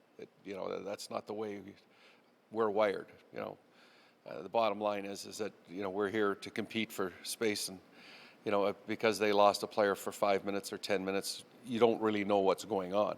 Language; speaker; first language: English; native; English